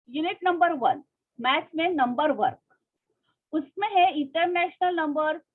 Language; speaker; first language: Hindi; non-native, local second language; Marathi